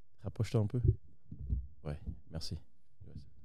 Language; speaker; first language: French; native; French